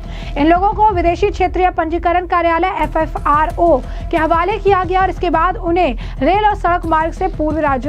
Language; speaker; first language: Hindi; native; Hindi